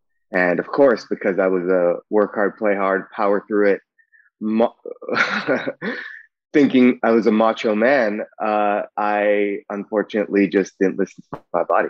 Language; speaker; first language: English; native; English